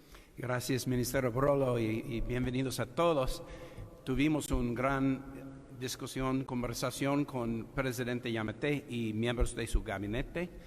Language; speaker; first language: Spanish; non-native, fluent; English